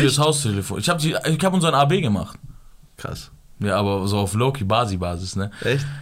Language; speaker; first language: German; early bilingual, other home language; Persian